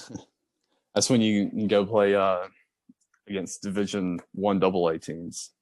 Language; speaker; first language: English; native; English